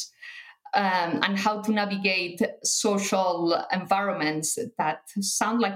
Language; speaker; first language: English; non-native, fluent; Catalan